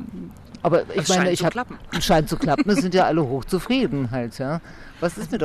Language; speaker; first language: German; native; German